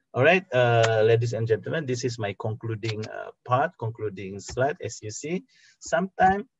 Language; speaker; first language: English; non-native, fluent; Indonesian